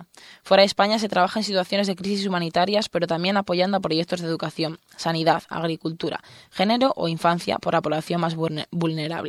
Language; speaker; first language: Spanish; native; Spanish